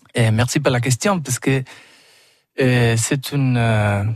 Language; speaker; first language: French; non-native, learner; Spanish